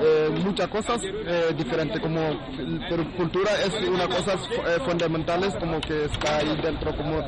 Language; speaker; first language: Spanish; non-native, learner; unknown